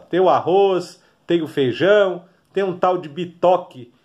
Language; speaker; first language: Portuguese; native; Portuguese